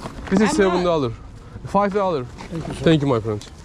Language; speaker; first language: English; non-native, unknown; Turkish